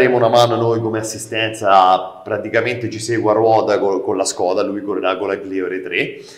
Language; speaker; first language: Italian; native; Italian